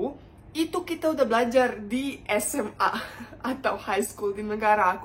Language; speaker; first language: Indonesian; non-native, fluent; Bosnian